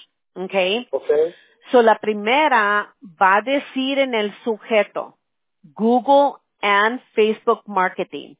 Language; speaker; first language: Spanish; early bilingual, heritage; Spanish